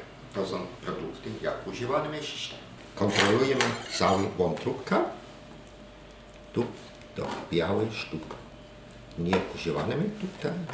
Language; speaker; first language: Polish; non-native, learner; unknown